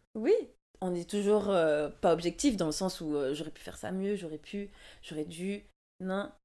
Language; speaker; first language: French; native; French